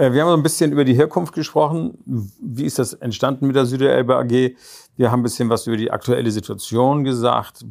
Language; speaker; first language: German; native; German